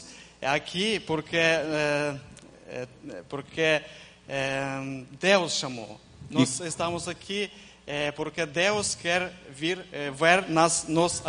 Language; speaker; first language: Portuguese; non-native, learner; Ukrainian